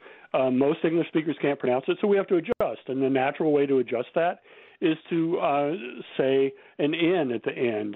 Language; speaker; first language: English; native; English